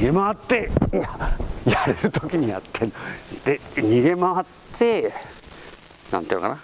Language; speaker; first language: Japanese; native; Japanese